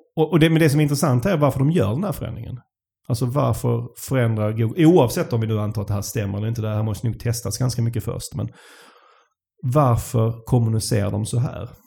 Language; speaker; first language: Swedish; native; Swedish